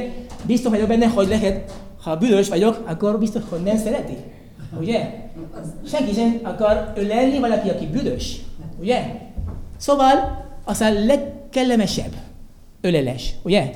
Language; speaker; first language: Hungarian; non-native, learner; Spanish